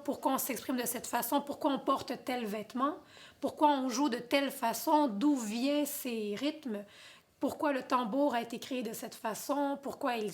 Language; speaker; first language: French; non-native, fluent; Portuguese